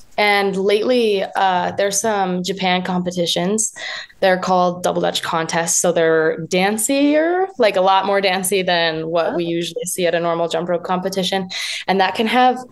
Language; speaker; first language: English; native; English